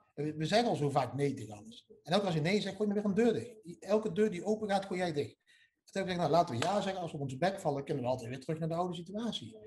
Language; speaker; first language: Dutch; native; Dutch